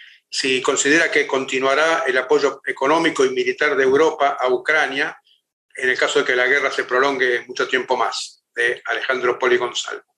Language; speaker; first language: Spanish; native; Spanish